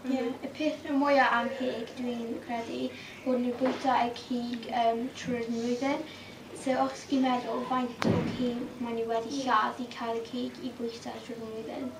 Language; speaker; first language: Welsh; non-native, local second language; English